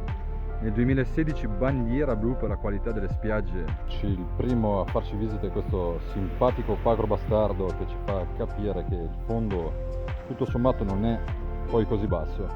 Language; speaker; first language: Italian; native; Italian